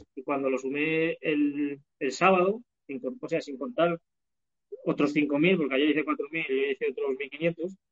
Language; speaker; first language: Spanish; native; Spanish